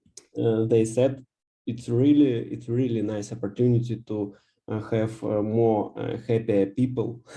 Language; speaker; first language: English; non-native, learner; Russian